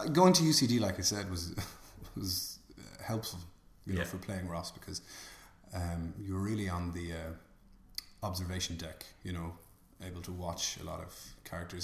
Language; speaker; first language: English; native; English